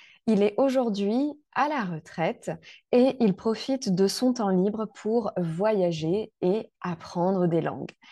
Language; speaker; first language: French; native; French